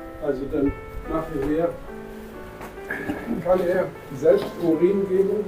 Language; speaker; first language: German; non-native, fluent; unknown